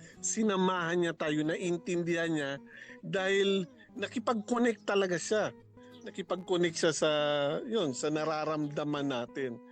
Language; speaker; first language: Filipino; non-native, local second language; Chavacano